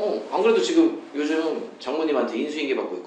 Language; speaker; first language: Korean; native; Korean